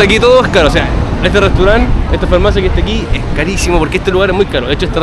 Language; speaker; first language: Spanish; native; Spanish